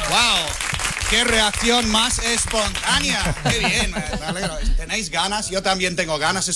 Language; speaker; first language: Spanish; non-native, fluent; English